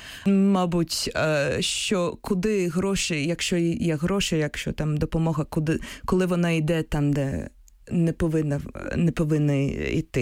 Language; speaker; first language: Ukrainian; non-native, local second language; Russian